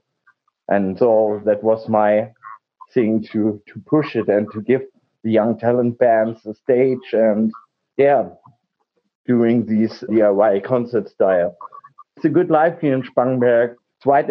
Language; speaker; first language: English; non-native, learner; German